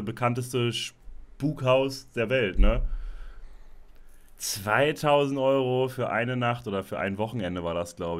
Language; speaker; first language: German; native; German